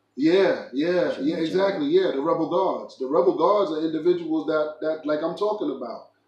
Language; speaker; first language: English; native; English